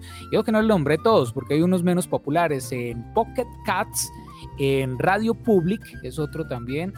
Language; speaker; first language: Spanish; native; Spanish